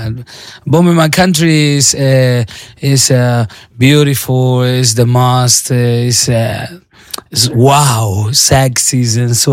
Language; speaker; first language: English; non-native, learner; Spanish